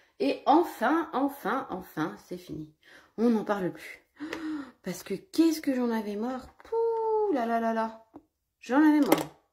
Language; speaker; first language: French; early bilingual, other home language; Portuguese